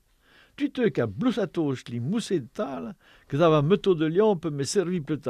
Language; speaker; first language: French; native; French